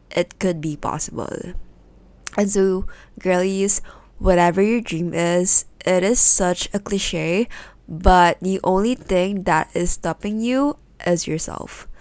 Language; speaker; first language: English; non-native, local second language; Filipino